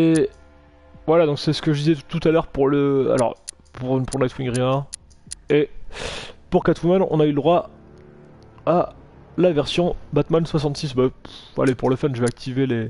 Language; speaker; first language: French; native; French